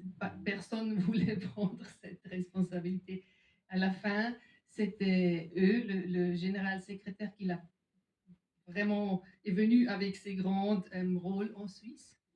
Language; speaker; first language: French; non-native, fluent; German